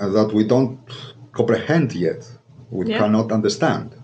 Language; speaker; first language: English; non-native, fluent; Greek